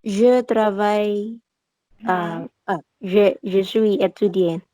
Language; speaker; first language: French; non-native, learner; Indonesian